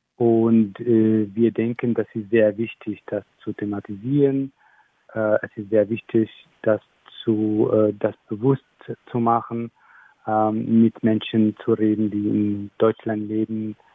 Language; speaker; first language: German; non-native, fluent; Arabic